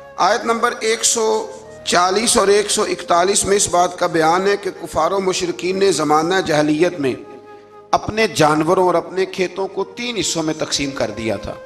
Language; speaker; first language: Urdu; non-native, local second language; Punjabi